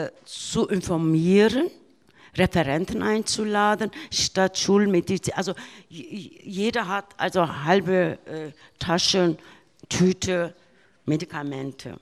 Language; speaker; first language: German; early bilingual, other home language; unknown